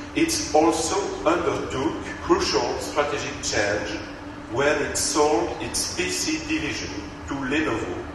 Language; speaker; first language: English; non-native, fluent; French